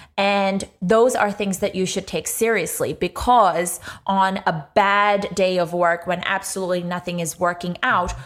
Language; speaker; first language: English; non-native, local second language; Urdu